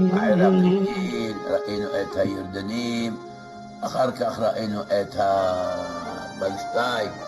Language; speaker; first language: Hebrew; non-native, local second language; Arabic